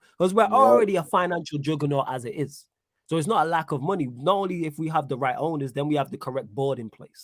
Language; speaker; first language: English; native; English